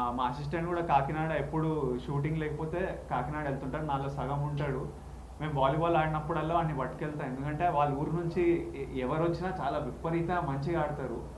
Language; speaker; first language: Telugu; native; Telugu